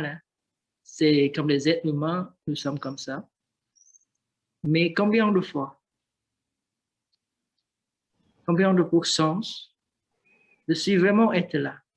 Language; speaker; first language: French; non-native, learner; Vietnamese